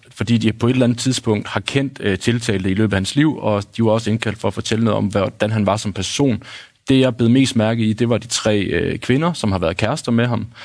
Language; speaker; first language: Danish; native; Danish